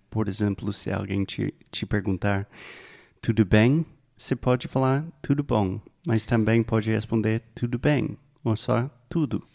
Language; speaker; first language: Portuguese; non-native, fluent; English